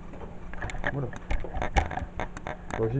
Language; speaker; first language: French; native; French